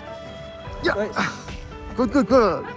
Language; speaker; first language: English; non-native, learner; Korean